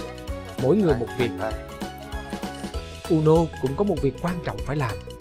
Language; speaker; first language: Vietnamese; native; Vietnamese